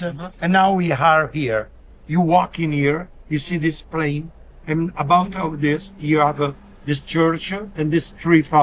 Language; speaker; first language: English; non-native, learner; Italian